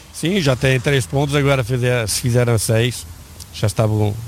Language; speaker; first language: Portuguese; early bilingual, heritage; Portuguese